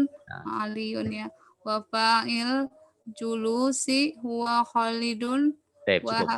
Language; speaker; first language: Arabic; non-native, learner; Indonesian